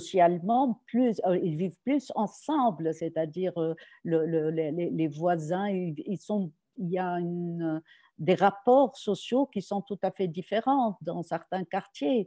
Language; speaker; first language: French; non-native, local second language; Arabic